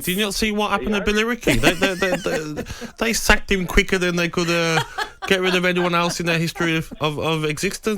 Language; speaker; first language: English; native; English